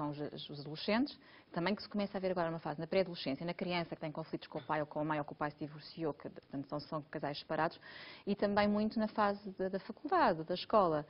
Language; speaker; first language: Portuguese; native; Portuguese